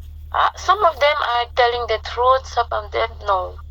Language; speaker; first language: English; non-native, learner; French